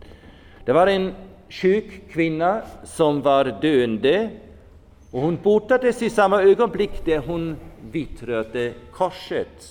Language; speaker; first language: Swedish; non-native, fluent; German